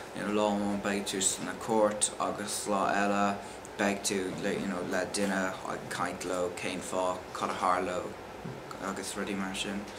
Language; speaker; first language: Irish; non-native, local second language; English